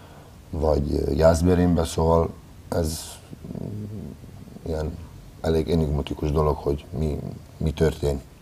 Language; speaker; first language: Hungarian; non-native, fluent; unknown